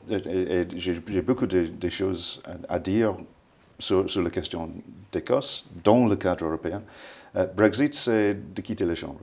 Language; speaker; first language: French; non-native, fluent; English